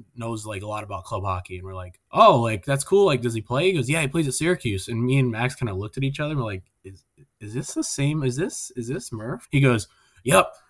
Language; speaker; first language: English; native; English